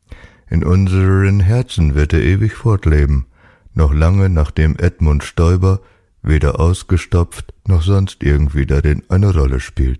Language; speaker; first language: German; native; German